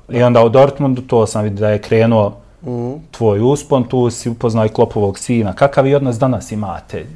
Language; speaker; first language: Croatian; native; Croatian